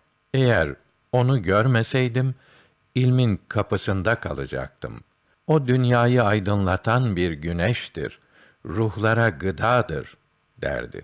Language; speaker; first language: Turkish; native; Turkish